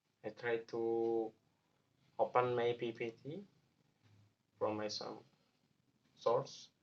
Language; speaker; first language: English; non-native, learner; Javanese